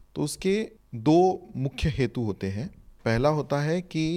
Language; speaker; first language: Hindi; non-native, local second language; Marathi